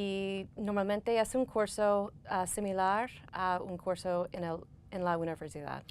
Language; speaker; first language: Spanish; non-native, fluent; English